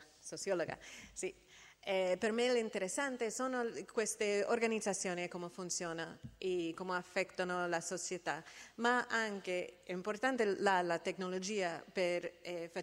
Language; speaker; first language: Italian; non-native, fluent; English